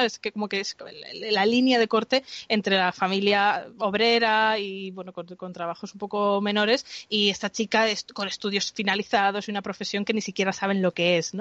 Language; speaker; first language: Spanish; native; Spanish